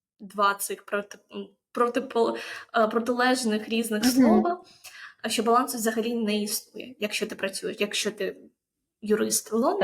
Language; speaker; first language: Ukrainian; native; Ukrainian